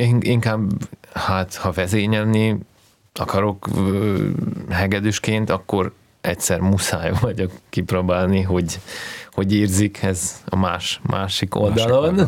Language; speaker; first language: Hungarian; non-native, fluent; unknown